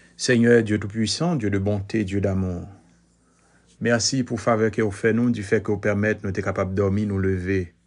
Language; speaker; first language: French; non-native, local second language; Haitian Creole